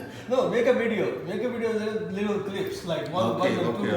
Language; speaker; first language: English; non-native, local second language; Urdu